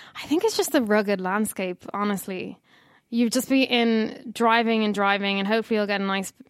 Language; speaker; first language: English; native; English